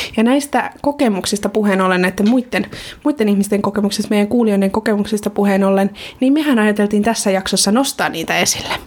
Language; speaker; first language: Finnish; native; Finnish